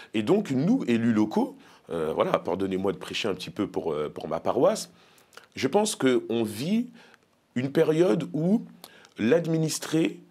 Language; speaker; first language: French; native; French